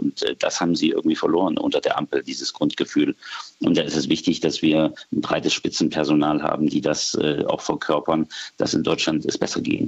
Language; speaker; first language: German; native; German